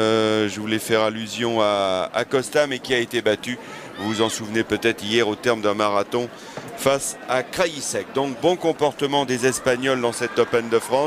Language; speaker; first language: French; native; French